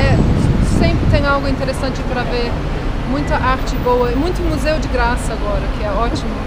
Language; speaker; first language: Portuguese; early bilingual, heritage; Portuguese